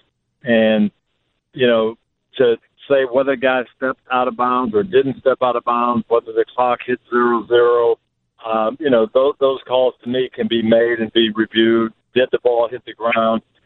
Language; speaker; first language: English; native; English